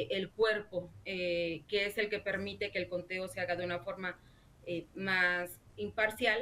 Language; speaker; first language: Spanish; native; Spanish